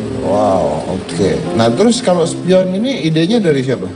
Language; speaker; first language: Indonesian; native; Indonesian